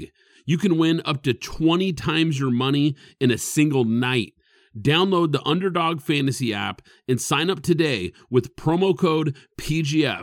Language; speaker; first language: English; native; English